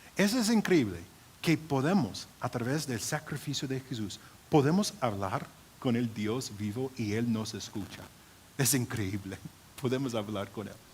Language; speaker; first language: Spanish; non-native, fluent; English